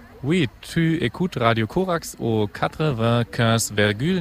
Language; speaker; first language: French; non-native, fluent; German